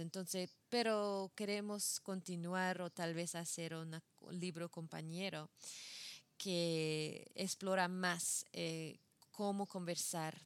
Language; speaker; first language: Spanish; non-native, fluent; English